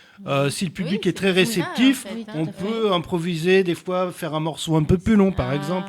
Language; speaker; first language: French; native; French